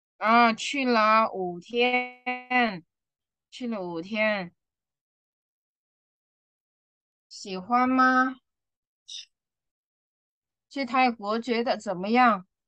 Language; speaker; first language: Chinese; non-native, fluent; Vietnamese